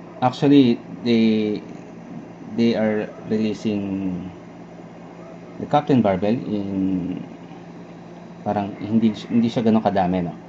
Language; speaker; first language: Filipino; native; Filipino